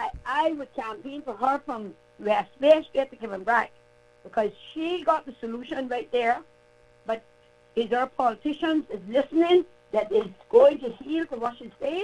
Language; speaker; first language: English; native; English